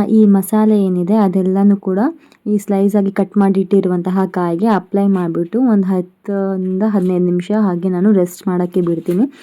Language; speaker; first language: Kannada; non-native, local second language; Konkani